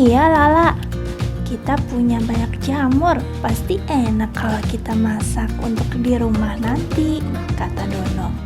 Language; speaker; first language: Indonesian; native; Indonesian